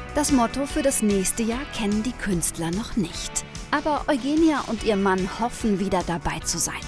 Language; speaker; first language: German; native; German